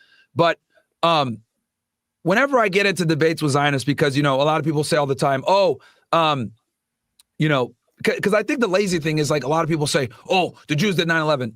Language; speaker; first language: English; native; English